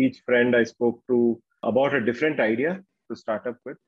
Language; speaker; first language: English; non-native, local second language; Kannada